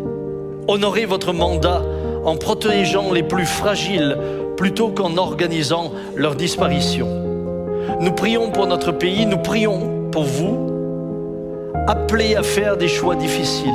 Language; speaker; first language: French; native; French